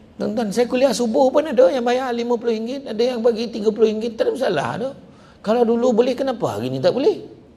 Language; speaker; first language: Malay; native; Malay